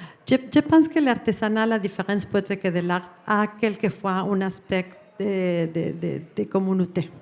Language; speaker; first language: French; non-native, fluent; Spanish